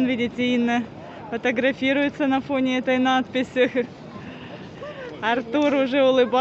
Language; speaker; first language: Russian; native; Russian